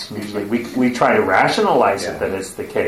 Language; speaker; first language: English; native; English